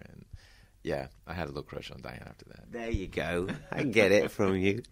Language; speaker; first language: English; native; English